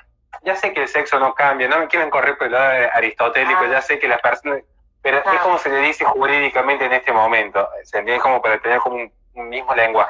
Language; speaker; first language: Spanish; native; Spanish